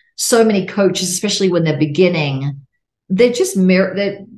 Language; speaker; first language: English; native; English